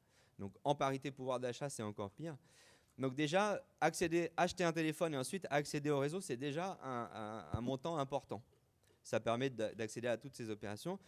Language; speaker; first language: French; native; French